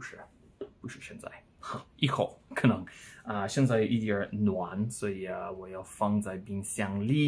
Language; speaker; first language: Chinese; non-native, learner; English